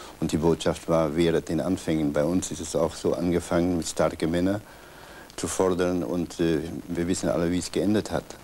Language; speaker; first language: German; non-native, local second language; Dutch